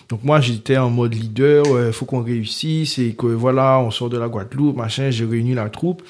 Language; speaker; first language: French; early bilingual, other home language; Haitian Creole